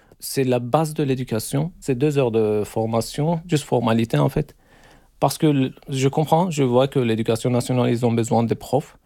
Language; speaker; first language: French; non-native, learner; Turkish